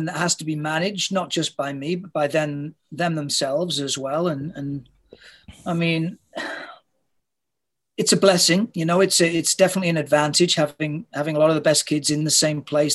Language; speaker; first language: English; native; English